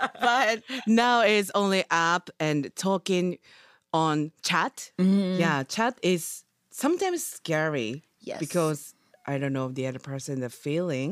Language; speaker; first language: English; non-native, learner; Japanese